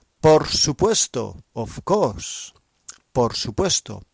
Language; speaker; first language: Spanish; non-native, fluent; English